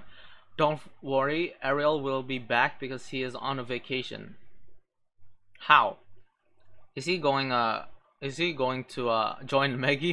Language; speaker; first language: English; non-native, local second language; Filipino